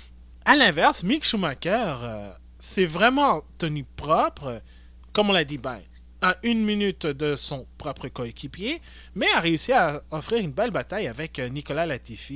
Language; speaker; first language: French; native; French